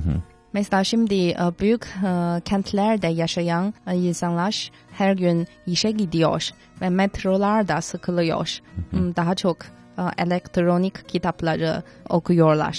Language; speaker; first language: Turkish; non-native, fluent; Chinese